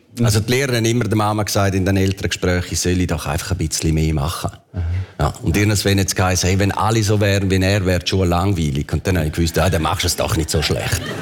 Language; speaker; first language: German; early bilingual, other home language; Italian